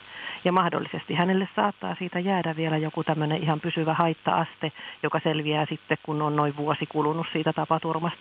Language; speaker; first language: Finnish; native; Finnish